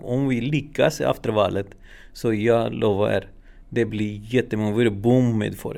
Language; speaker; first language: Swedish; non-native, fluent; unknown